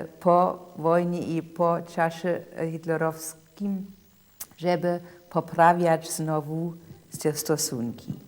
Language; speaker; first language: Polish; non-native, fluent; German